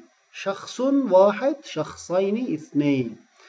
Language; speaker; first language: Arabic; non-native, fluent; Turkish